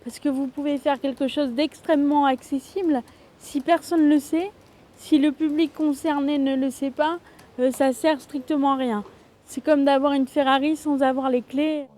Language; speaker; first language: French; native; French